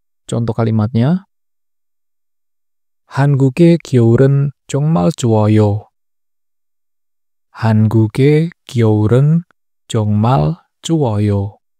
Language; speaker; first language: Korean; non-native, learner; Indonesian